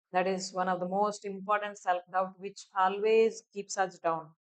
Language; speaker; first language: English; non-native, local second language; Telugu